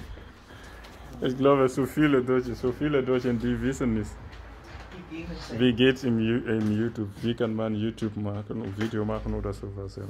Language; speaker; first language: German; non-native, learner; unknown